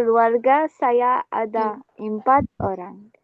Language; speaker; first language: Indonesian; non-native, learner; Arabic